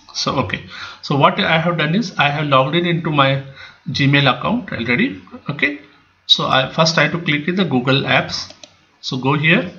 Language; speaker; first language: English; non-native, local second language; Kannada